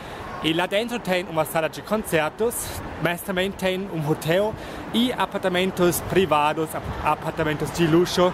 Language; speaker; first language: Portuguese; non-native, fluent; German